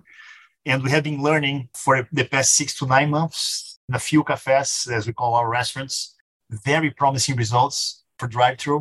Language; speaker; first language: English; non-native, fluent; Portuguese